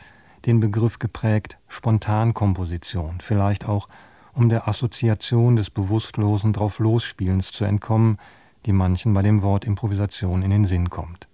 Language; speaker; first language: German; native; German